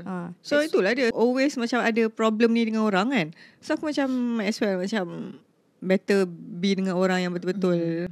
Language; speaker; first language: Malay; non-native, local second language; English